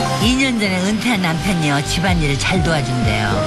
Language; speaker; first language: Korean; native; Korean